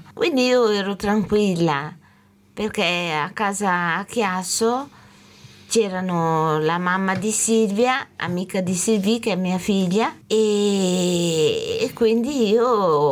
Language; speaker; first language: Italian; native; Italian